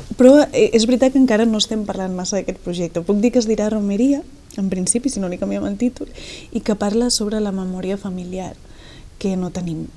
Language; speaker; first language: Catalan; native; Catalan